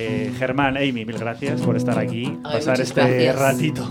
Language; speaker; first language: Spanish; native; Spanish